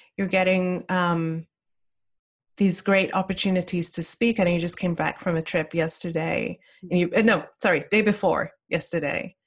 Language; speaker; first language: English; native; English